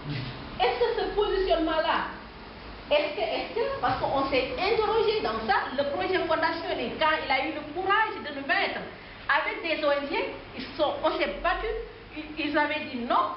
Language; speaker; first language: French; non-native, local second language; Wolof